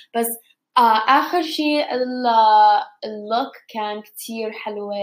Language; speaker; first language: Arabic; non-native, learner; English